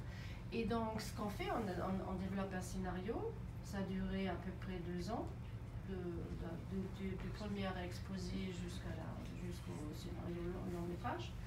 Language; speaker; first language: French; non-native, fluent; German